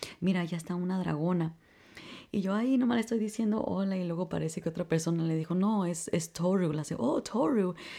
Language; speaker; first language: Spanish; early bilingual, heritage; Spanish